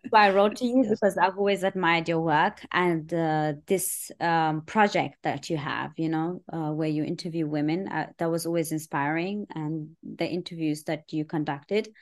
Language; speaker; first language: English; early bilingual, other home language; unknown